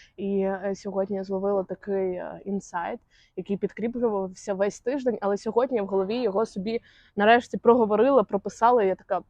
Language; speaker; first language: Ukrainian; non-native, local second language; Russian